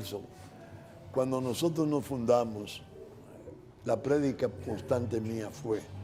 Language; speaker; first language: Spanish; native; Spanish